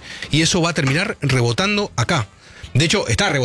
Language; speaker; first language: Spanish; native; Spanish